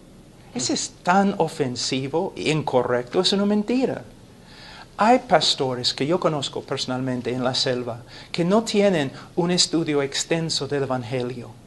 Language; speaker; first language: Spanish; non-native, fluent; English